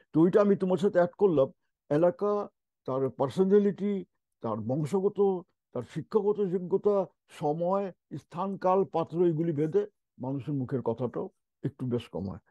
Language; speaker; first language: Bangla; non-native, local second language; Urdu